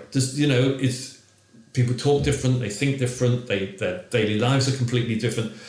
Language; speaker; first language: English; native; English